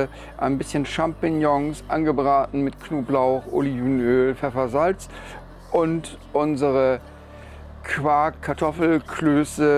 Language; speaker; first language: German; native; German